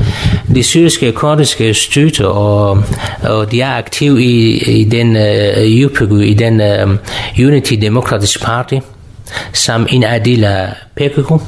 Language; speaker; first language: Danish; non-native, learner; Kurdish